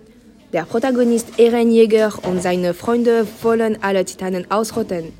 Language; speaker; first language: German; non-native, learner; French